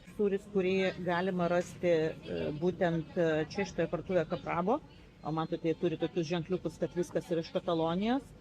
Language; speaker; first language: Lithuanian; native; Lithuanian